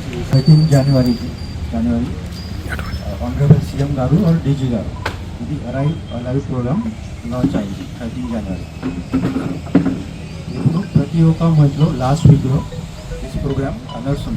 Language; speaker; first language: Telugu; non-native, learner; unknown